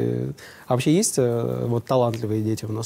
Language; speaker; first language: Russian; native; Russian